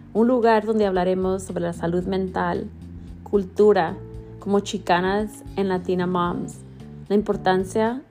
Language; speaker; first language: Spanish; early bilingual, heritage; Spanish